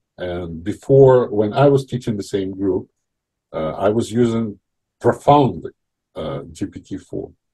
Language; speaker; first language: English; non-native, fluent; Russian